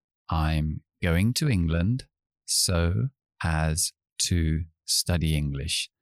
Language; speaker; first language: English; native; English